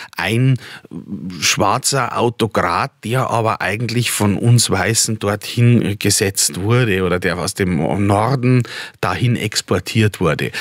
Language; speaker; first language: German; native; German